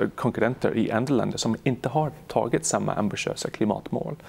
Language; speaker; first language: Swedish; non-native, fluent; English